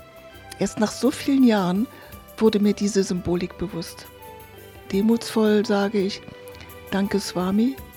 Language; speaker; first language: German; native; German